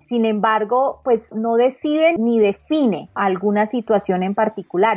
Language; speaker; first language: Spanish; native; Spanish